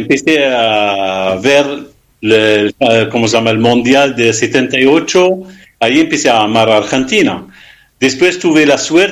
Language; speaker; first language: Spanish; non-native, fluent; Arabic